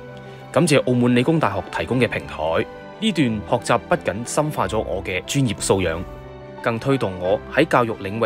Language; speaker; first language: Cantonese; native; Cantonese